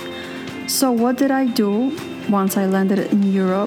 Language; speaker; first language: English; native; English